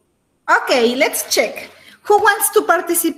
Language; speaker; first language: English; non-native, learner; Spanish